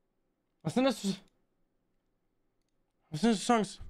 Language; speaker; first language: German; native; German